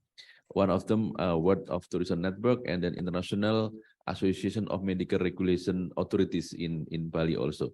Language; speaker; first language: English; non-native, learner; Indonesian